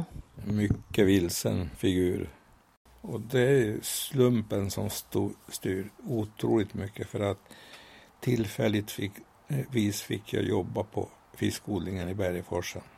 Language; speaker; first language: Swedish; non-native, fluent; Hungarian